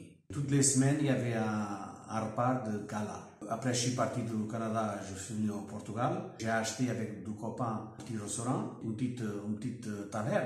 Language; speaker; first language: French; non-native, fluent; Portuguese